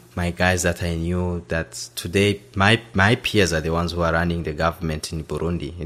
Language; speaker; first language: English; non-native, fluent; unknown